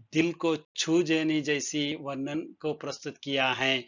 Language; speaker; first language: Hindi; non-native, local second language; Telugu